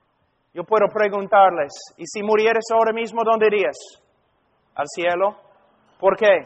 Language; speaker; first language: Spanish; non-native, fluent; English